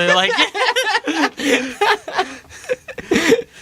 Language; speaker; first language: English; native; English